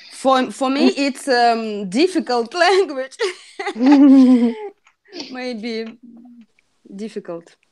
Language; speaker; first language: English; non-native, learner; Russian